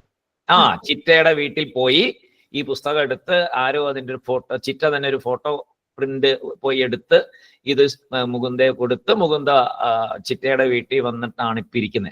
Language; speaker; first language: Malayalam; native; Malayalam